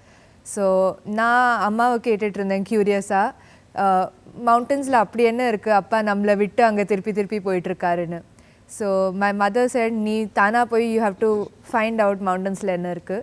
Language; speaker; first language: Tamil; early bilingual, heritage; Tamil